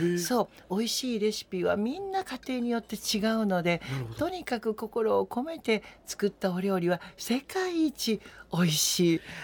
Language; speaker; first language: Japanese; native; Japanese